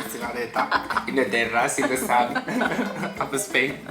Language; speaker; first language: English; non-native, learner; Spanish